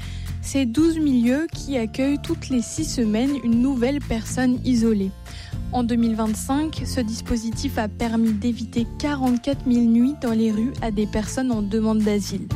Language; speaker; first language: French; native; French